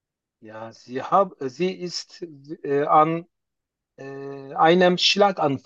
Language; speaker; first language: German; non-native, learner; Turkish